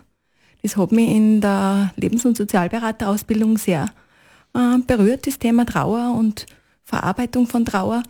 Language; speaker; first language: German; native; German